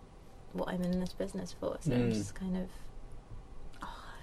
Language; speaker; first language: English; native; English